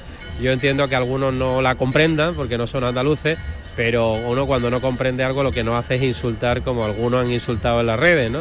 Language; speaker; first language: Spanish; native; Spanish